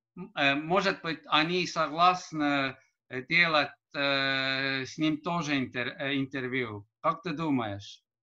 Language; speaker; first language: Russian; non-native, learner; Estonian